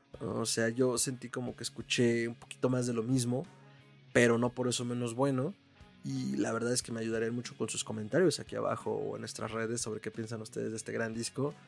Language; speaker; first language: Spanish; native; Spanish